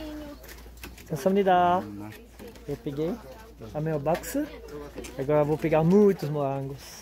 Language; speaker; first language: Portuguese; non-native, learner; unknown